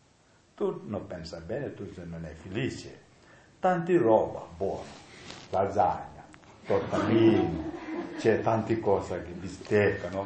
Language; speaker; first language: Italian; non-native, learner; Tibetan